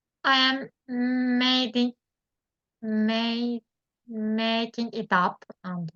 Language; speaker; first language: English; non-native, learner; Turkish